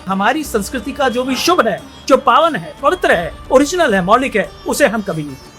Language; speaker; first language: Hindi; native; Hindi